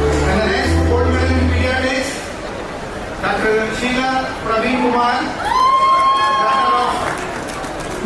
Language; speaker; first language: English; non-native, local second language; Telugu